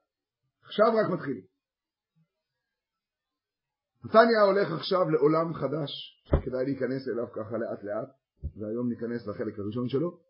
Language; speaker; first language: Hebrew; native; Hebrew